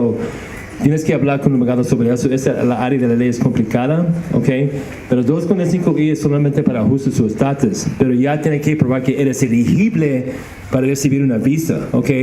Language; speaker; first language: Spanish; non-native, fluent; English